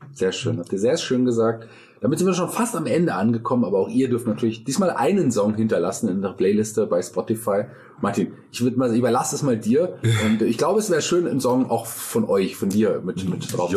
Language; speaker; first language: German; native; German